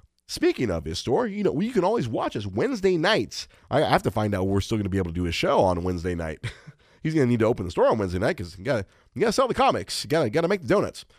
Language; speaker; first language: English; early bilingual, other home language; Spanish